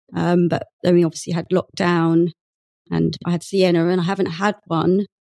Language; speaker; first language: English; native; English